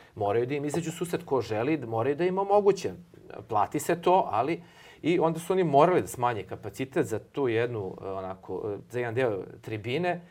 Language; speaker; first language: Serbian; native; Serbian